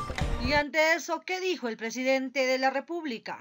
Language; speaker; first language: Spanish; native; Spanish